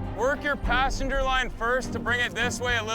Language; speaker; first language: English; native; English